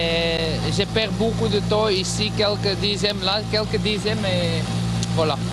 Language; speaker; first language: French; non-native, fluent; Dutch